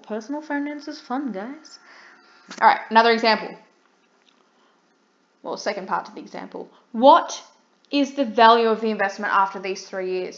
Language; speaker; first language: English; native; English